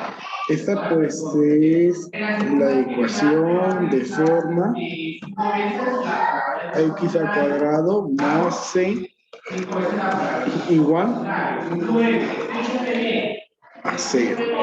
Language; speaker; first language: Spanish; native; Spanish